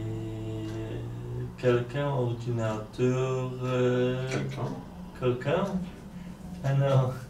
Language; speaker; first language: French; non-native, learner; Polish